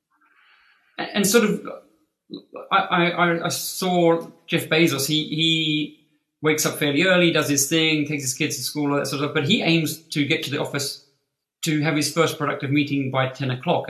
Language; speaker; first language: English; native; English